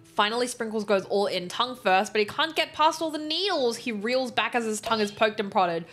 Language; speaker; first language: English; native; English